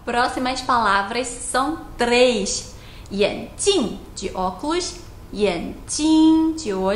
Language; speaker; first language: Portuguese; non-native, fluent; Chinese